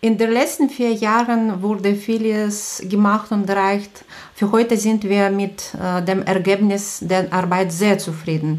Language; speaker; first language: German; non-native, fluent; Russian